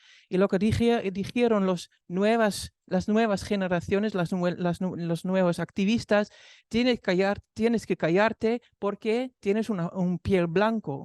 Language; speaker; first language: Spanish; non-native, fluent; Dutch